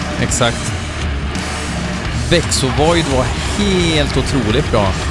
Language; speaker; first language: Swedish; native; Swedish